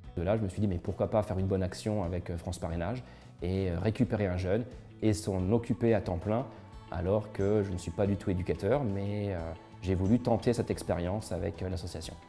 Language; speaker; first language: French; native; French